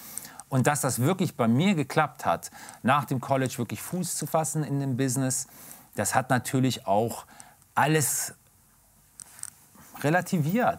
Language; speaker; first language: German; native; German